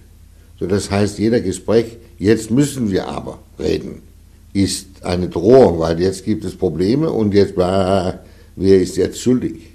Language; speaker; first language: German; non-native, fluent; Danish